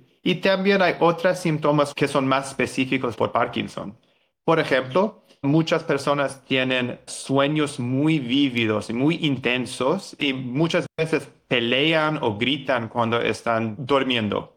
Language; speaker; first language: Spanish; non-native, learner; English